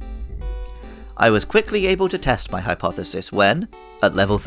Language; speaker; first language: English; native; English